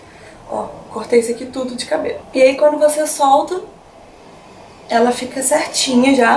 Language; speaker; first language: Portuguese; native; Portuguese